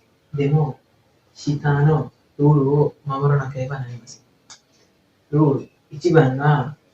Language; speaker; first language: Japanese; non-native, learner; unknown